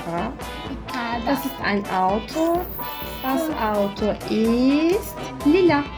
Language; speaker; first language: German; non-native, learner; Turkish